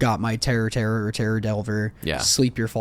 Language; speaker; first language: English; native; English